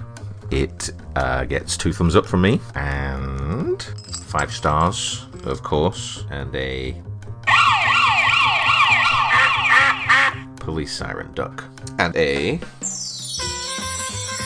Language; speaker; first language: English; native; English